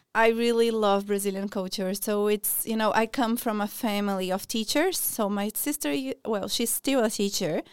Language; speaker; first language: English; non-native, fluent; Portuguese